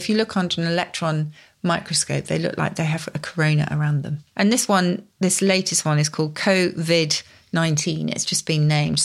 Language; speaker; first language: English; native; English